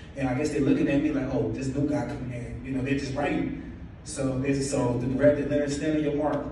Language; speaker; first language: English; native; English